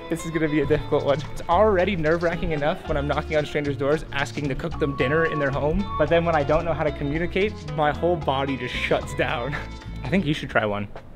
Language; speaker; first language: English; native; English